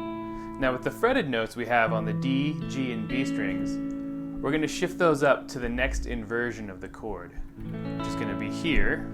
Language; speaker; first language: English; native; English